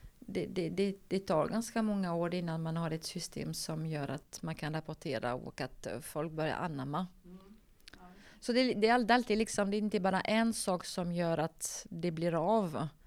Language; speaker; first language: Swedish; non-native, fluent; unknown